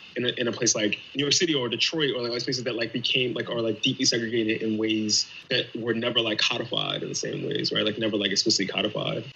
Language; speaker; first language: English; native; English